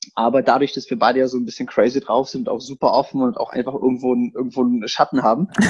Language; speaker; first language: German; early bilingual, other home language; Polish